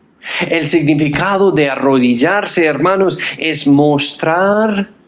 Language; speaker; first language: Spanish; non-native, fluent; English